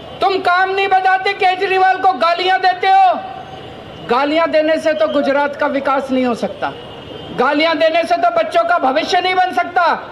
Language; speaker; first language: Hindi; native; Hindi